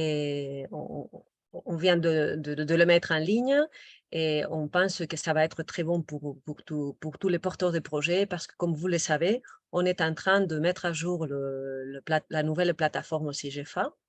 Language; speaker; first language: French; non-native, local second language; Spanish